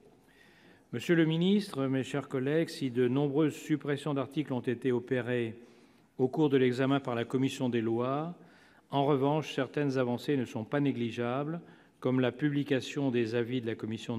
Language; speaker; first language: French; native; French